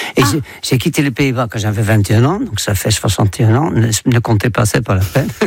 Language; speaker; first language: French; non-native, fluent; Dutch